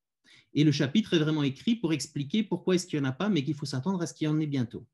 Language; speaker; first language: French; native; French